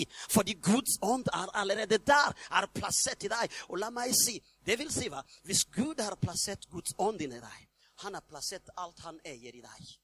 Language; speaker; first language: Swedish; non-native, fluent; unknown